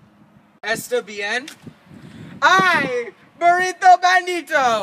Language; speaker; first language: Spanish; non-native, learner; English